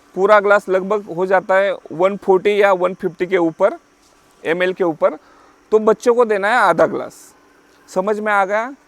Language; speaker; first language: Hindi; non-native, local second language; Marathi